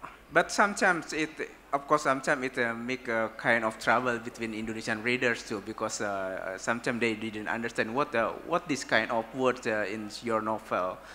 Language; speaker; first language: English; non-native, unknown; Sundanese